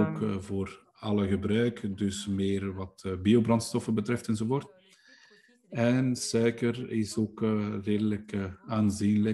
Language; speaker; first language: Dutch; non-native, fluent; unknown